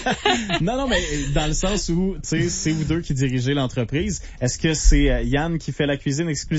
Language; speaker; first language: French; native; French